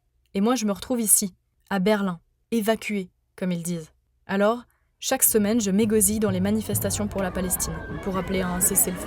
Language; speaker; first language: French; native; French